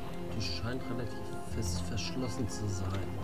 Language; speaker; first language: German; native; German